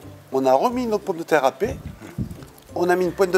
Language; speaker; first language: French; native; French